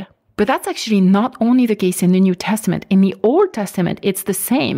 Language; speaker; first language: English; non-native, fluent; French